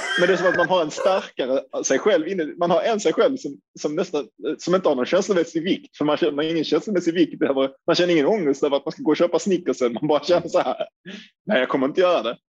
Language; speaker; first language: Swedish; early bilingual, other home language; Turkish